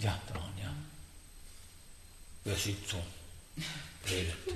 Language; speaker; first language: German; non-native, fluent; Sinhala